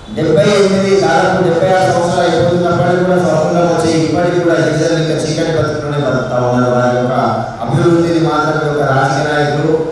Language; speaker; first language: Telugu; non-native, local second language; Lambadi